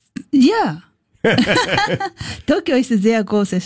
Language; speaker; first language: German; non-native, learner; Japanese